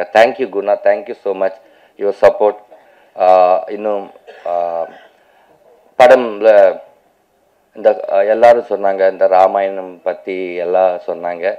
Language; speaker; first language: Tamil; non-native, local second language; Telugu